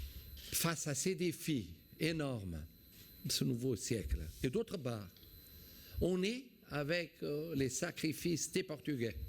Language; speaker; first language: French; non-native, fluent; Portuguese